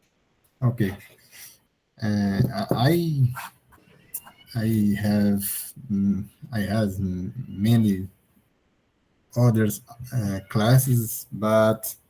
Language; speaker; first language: English; non-native, learner; Portuguese